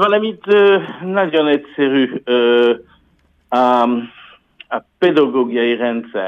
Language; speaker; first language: Hungarian; non-native, learner; French